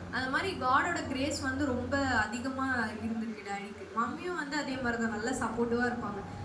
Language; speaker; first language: Tamil; non-native, local second language; Telugu